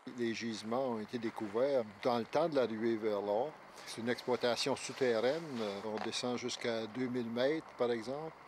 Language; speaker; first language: French; native; French